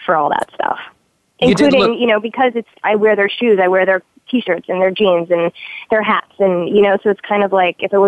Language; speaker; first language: English; native; English